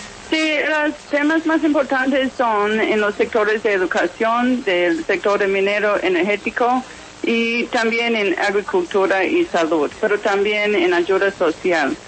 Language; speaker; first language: Spanish; non-native, fluent; English